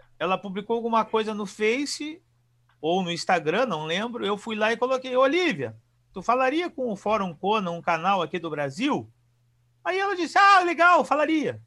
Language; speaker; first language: Portuguese; native; Portuguese